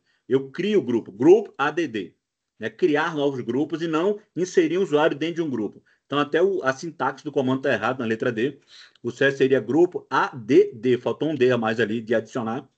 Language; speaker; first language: Portuguese; native; Portuguese